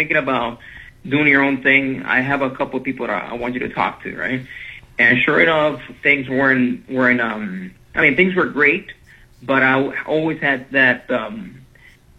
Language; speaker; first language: English; non-native, fluent; Spanish